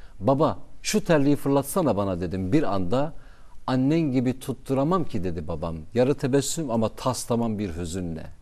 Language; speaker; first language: Turkish; non-native, local second language; Kurdish